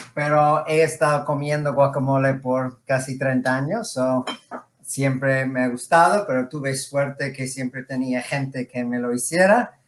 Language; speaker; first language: Spanish; non-native, fluent; English